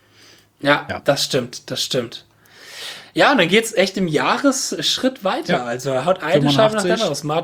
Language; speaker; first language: German; native; German